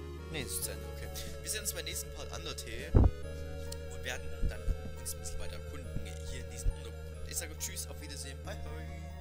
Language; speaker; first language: German; native; German